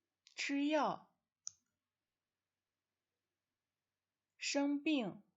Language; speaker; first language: Chinese; non-native, fluent; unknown